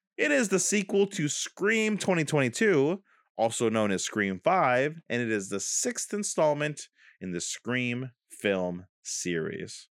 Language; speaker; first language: English; native; English